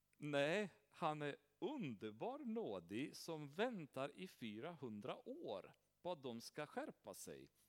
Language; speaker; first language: Swedish; non-native, fluent; Romanian